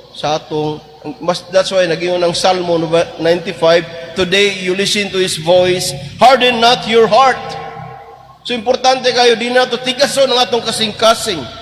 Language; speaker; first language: Cebuano; native; Cebuano